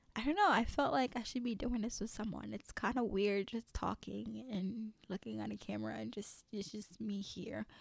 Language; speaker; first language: English; early bilingual, other home language; French